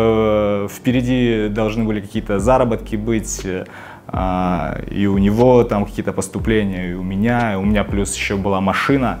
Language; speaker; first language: Russian; native; Russian